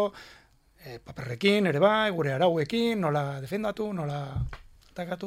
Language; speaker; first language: Basque; non-native, local second language; Spanish